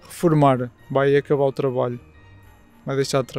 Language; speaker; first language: Portuguese; native; Portuguese